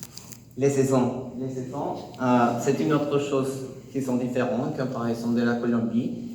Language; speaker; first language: French; non-native, learner; Spanish